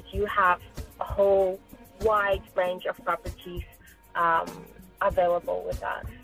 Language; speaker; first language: English; non-native, fluent; Portuguese